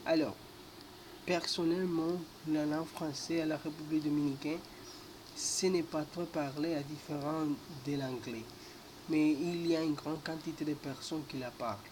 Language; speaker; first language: French; non-native, learner; Spanish